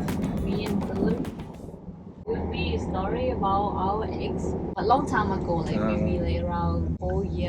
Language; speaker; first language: English; non-native, learner; Thai